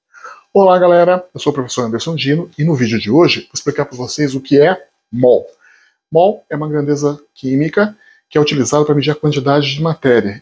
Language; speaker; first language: Portuguese; native; Portuguese